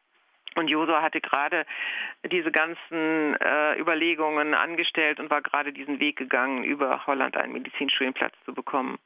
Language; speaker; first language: German; native; German